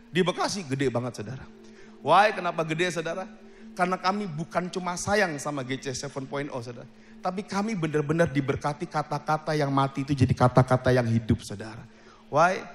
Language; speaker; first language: Indonesian; native; Indonesian